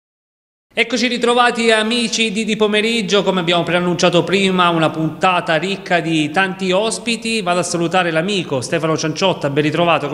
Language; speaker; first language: Italian; native; Italian